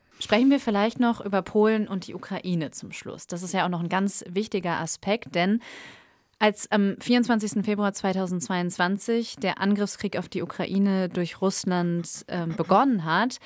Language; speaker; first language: German; native; German